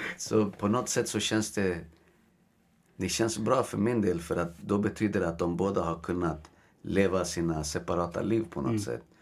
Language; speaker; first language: Swedish; early bilingual, other home language; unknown